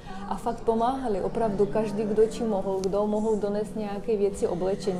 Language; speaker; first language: Czech; non-native, fluent; Russian